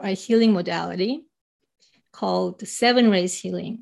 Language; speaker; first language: English; non-native, fluent; Korean